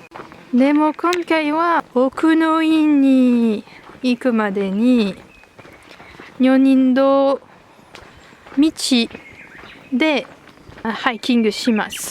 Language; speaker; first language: Japanese; non-native, learner; French